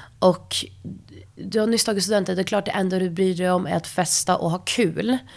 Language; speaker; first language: Swedish; early bilingual, other home language; Russian